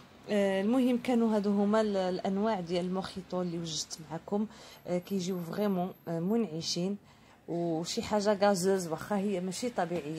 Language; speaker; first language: Arabic; native; Arabic